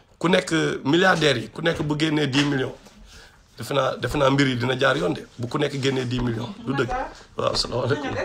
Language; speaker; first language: Wolof; non-native, local second language; Fula